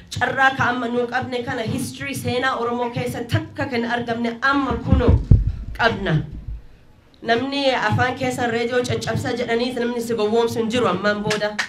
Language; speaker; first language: Oromo; early bilingual, heritage; Oromo